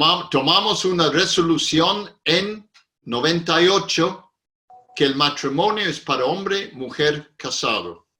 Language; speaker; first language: Spanish; non-native, fluent; English